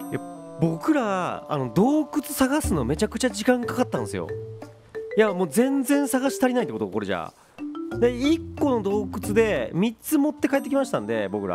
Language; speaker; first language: Japanese; native; Japanese